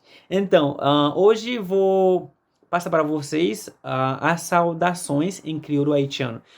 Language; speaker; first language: Portuguese; non-native, fluent; Haitian Creole